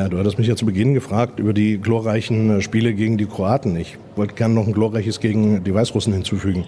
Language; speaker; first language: German; native; German